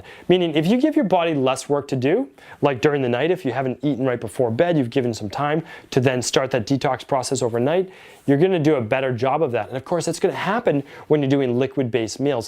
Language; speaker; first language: English; native; English